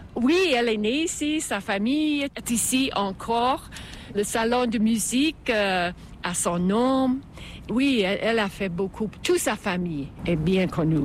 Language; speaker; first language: French; non-native, fluent; English